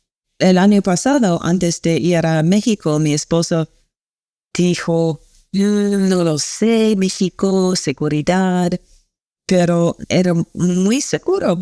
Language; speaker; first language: Spanish; non-native, learner; English